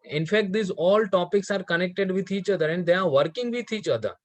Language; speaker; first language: English; non-native, local second language; Gujarati